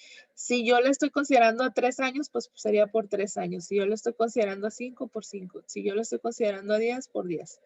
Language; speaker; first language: Spanish; native; Spanish